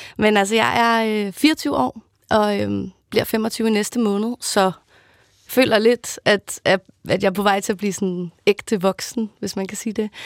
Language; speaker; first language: Danish; native; Danish